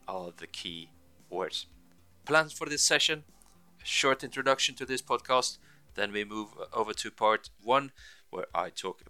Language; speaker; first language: English; non-native, fluent; Norwegian